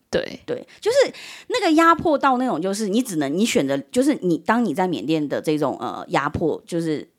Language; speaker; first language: Chinese; early bilingual, heritage; Chinese